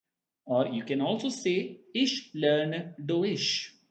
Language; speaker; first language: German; non-native, fluent; Hindi